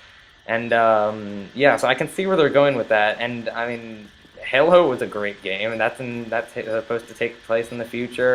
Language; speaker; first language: English; native; English